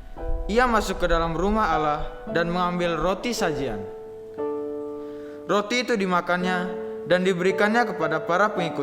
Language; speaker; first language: Indonesian; native; Indonesian